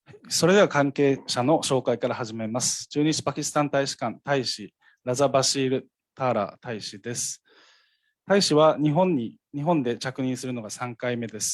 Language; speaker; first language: Japanese; native; Japanese